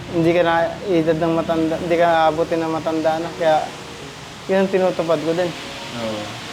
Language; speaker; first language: Filipino; native; Filipino